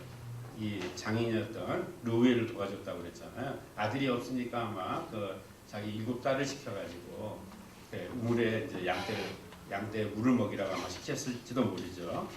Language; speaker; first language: Korean; native; Korean